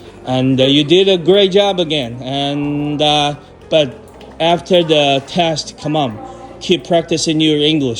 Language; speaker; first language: English; non-native, fluent; Chinese